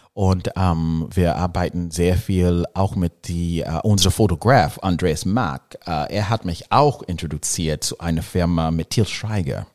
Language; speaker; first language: German; non-native, learner; English